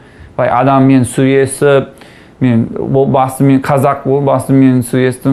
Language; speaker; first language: Kazakh; non-native, learner; English